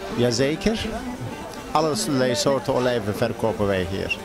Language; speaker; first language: Dutch; non-native, fluent; Turkish